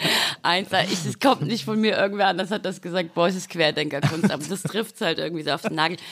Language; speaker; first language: German; native; German